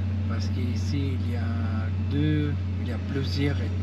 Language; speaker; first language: French; non-native, fluent; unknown